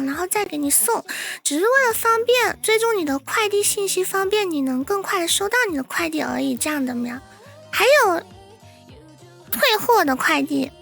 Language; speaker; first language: Chinese; native; Chinese